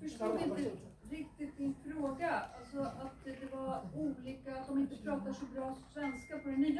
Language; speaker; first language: Swedish; native; Swedish